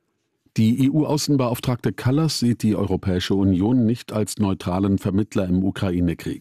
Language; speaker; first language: German; native; German